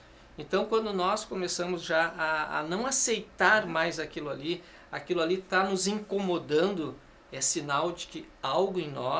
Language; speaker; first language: Portuguese; native; Portuguese